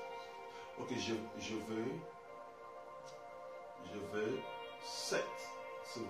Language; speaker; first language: French; non-native, learner; English